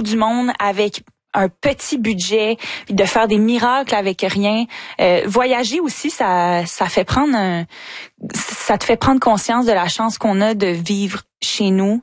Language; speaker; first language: French; native; French